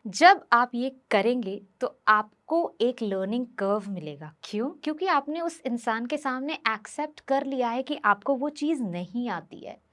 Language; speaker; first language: Hindi; non-native, local second language; Bhojpuri